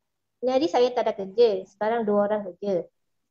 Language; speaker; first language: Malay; non-native, local second language; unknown